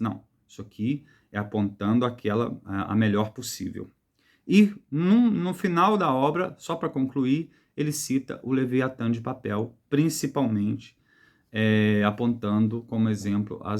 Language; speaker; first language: Portuguese; native; Portuguese